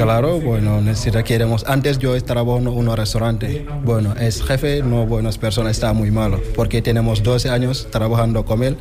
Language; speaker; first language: Spanish; non-native, learner; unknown